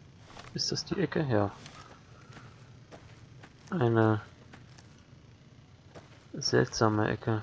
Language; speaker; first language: German; native; German